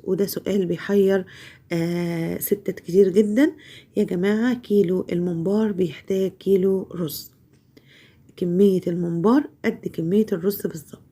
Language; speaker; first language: Arabic; native; Arabic